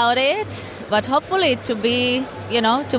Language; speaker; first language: English; non-native, fluent; Hebrew